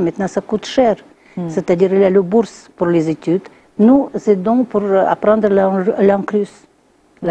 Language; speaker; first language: French; non-native, learner; Russian